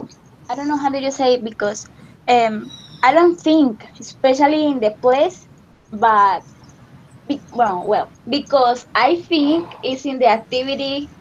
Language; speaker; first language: English; non-native, learner; Spanish